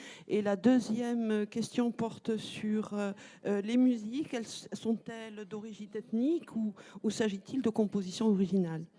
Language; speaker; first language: French; native; French